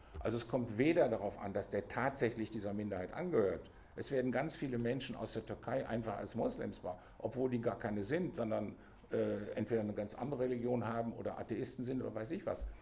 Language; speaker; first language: German; native; German